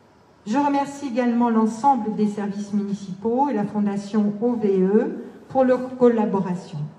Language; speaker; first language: French; native; French